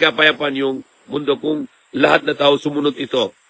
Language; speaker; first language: Filipino; non-native, learner; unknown